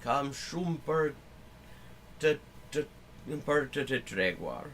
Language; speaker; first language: Albanian; non-native, learner; English